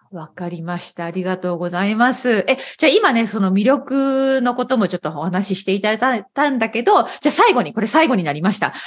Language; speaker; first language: Japanese; native; Japanese